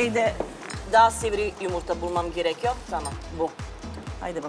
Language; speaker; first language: Turkish; non-native, fluent; Serbian